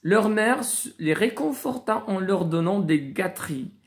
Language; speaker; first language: French; non-native, local second language; Arabic